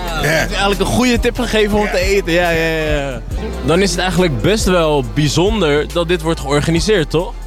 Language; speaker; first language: Dutch; native; Dutch